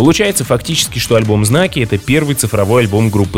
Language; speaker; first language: Russian; native; Russian